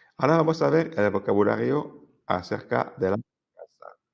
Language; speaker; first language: Spanish; non-native, fluent; French